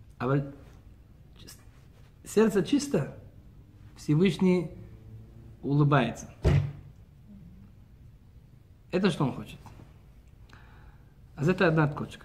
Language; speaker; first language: Russian; early bilingual, heritage; Russian